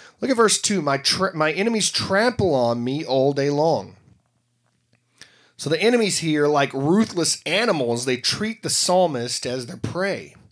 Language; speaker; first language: English; native; English